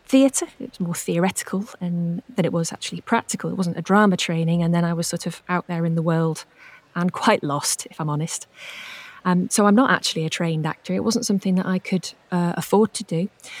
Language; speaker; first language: English; native; English